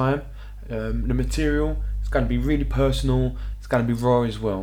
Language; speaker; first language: English; native; English